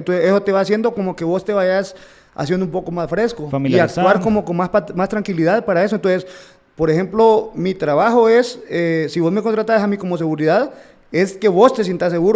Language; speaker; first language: Spanish; native; Spanish